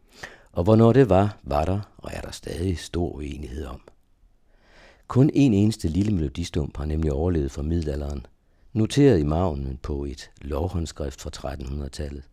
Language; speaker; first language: Danish; native; Danish